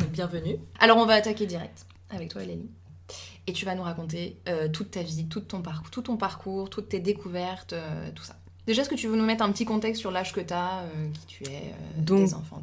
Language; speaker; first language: French; native; French